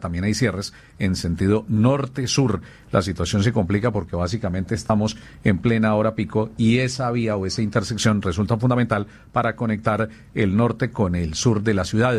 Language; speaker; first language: Spanish; native; Spanish